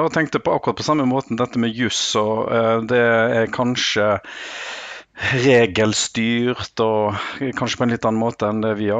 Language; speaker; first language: Norwegian; non-native, fluent; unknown